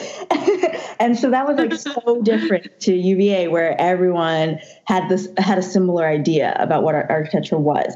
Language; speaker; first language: English; non-native, local second language; Cantonese